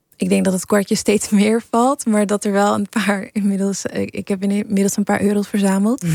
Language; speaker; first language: Dutch; early bilingual, other home language; English